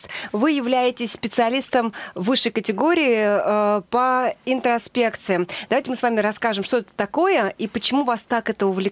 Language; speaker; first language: Russian; native; Russian